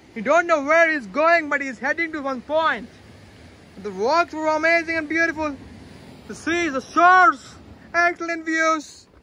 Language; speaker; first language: English; non-native, local second language; Telugu